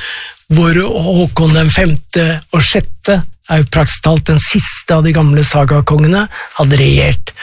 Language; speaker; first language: Norwegian; native; Norwegian